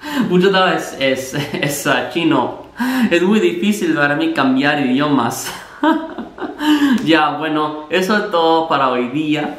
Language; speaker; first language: Spanish; non-native, fluent; English